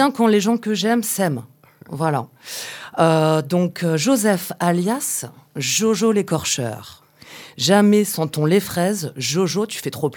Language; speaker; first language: French; native; French